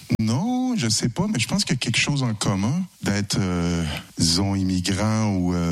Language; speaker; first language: French; native; French